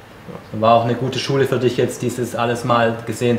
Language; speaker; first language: German; native; German